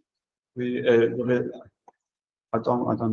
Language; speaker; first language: French; non-native, learner; Chinese